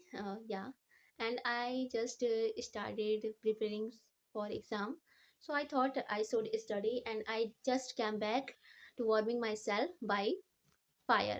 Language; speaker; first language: English; non-native, learner; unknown